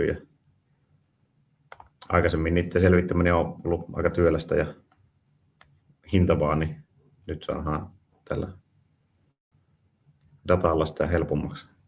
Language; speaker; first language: Finnish; native; Finnish